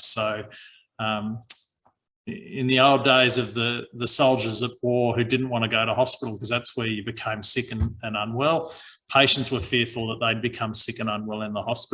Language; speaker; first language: English; native; English